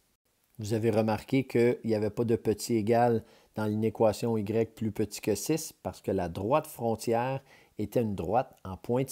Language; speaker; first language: French; native; French